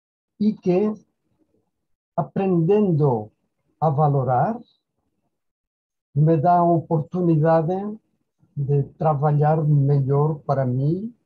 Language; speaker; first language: Portuguese; non-native, fluent; Spanish